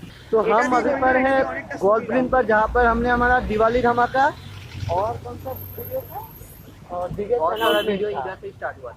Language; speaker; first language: Hindi; non-native, local second language; Bangla